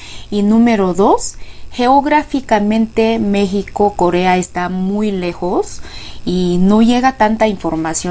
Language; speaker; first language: Spanish; non-native, fluent; Korean